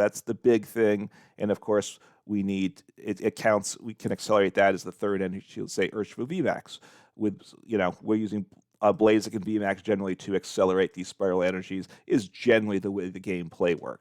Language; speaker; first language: English; native; English